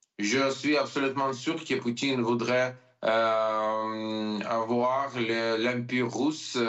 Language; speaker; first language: French; non-native, learner; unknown